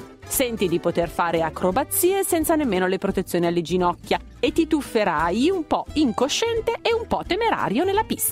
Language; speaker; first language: Italian; native; Italian